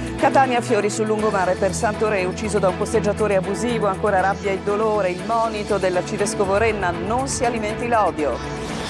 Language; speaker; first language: Italian; native; Italian